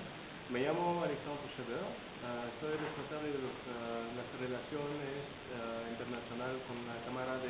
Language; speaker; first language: Spanish; non-native, fluent; French